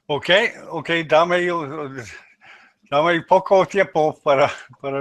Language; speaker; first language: Spanish; non-native, learner; English